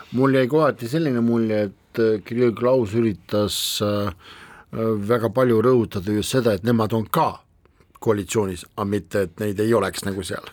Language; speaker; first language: Estonian; non-native, local second language; Russian